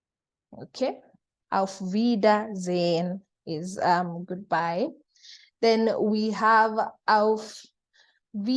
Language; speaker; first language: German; non-native, fluent; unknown